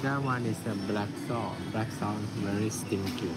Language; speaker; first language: English; non-native, learner; Thai